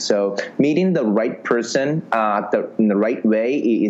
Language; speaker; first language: English; non-native, fluent; Japanese